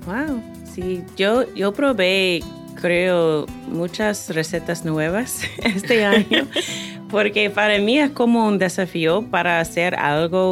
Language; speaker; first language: Spanish; non-native, fluent; English